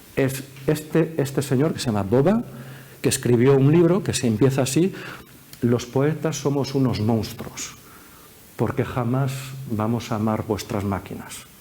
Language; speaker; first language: Spanish; early bilingual, heritage; Spanish